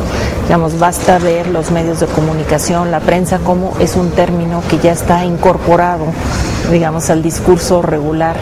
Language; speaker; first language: Spanish; native; Spanish